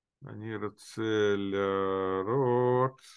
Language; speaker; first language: Hebrew; non-native, fluent; Russian